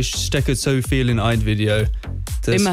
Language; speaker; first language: German; non-native, fluent; English